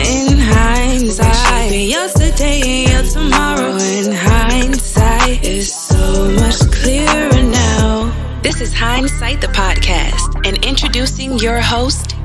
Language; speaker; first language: English; native; English